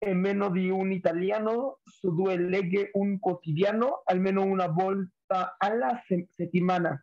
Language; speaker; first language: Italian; non-native, learner; Spanish